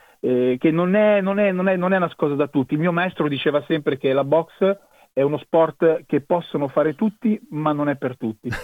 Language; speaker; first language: Italian; native; Italian